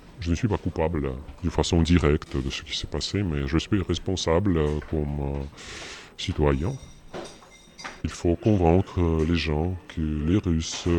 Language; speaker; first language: French; non-native, learner; Russian